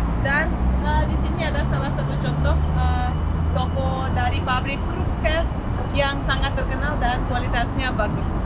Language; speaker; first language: Indonesian; non-native, fluent; Russian